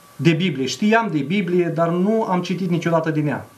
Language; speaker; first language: Romanian; native; Romanian